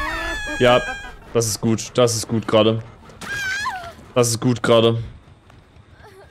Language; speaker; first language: German; native; German